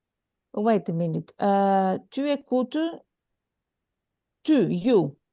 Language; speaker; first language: French; non-native, fluent; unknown